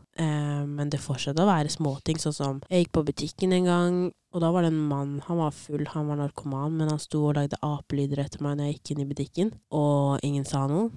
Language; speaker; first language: Norwegian; native; Norwegian